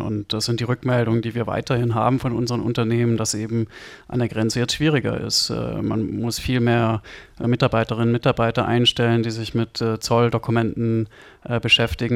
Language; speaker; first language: German; native; German